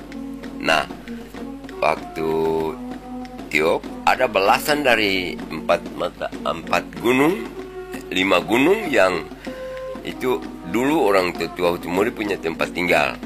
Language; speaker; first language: Indonesian; non-native, local second language; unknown